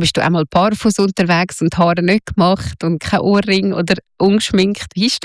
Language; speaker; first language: German; native; German